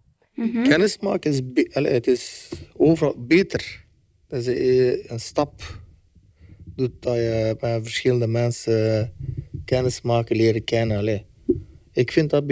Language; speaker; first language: Dutch; early bilingual, other home language; Turkish